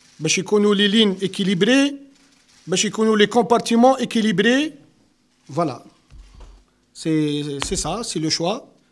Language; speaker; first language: French; non-native, local second language; Arabic